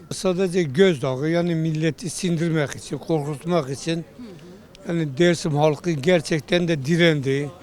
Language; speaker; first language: Turkish; non-native, local second language; Kurdish